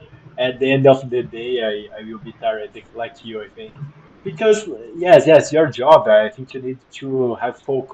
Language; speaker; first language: English; non-native, fluent; Portuguese